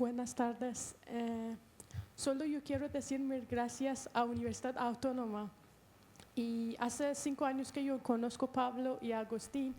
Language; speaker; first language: Spanish; non-native, learner; Persian